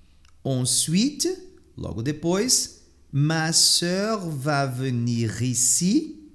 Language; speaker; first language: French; non-native, fluent; Portuguese